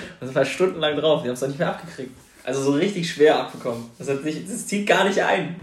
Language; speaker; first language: German; early bilingual, other home language; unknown